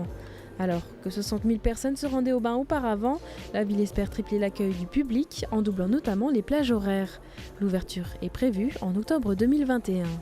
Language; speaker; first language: French; native; French